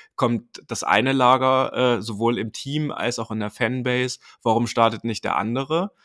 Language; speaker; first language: German; native; German